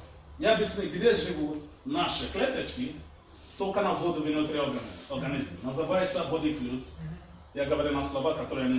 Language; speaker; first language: Russian; non-native, learner; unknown